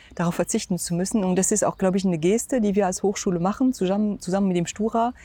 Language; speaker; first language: German; non-native, fluent; French